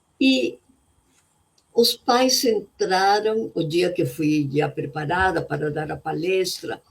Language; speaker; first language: Portuguese; non-native, fluent; Spanish